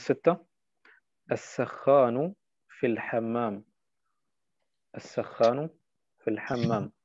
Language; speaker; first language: Arabic; non-native, fluent; German